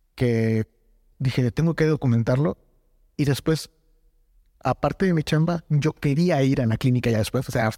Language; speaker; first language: Spanish; native; Spanish